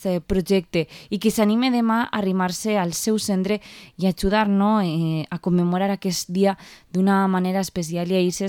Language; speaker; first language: Catalan; native; Catalan